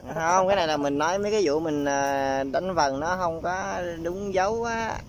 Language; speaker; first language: Vietnamese; non-native, local second language; Khmer